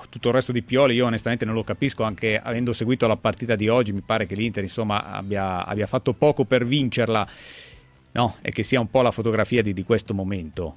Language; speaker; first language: Italian; native; Italian